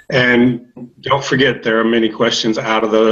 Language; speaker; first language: English; native; English